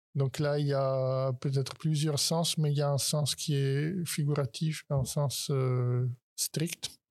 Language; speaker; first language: French; non-native, fluent; Italian